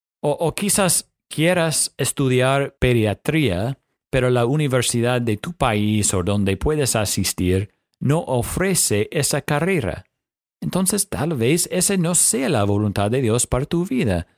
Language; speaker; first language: Spanish; non-native, fluent; English